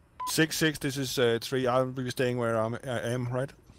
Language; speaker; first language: English; non-native, fluent; Danish